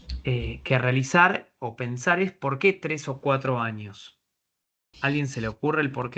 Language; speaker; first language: Spanish; native; Spanish